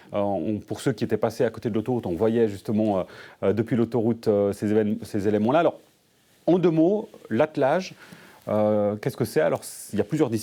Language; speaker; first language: French; native; French